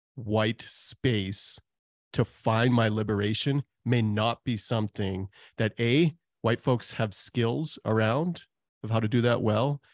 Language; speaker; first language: English; native; English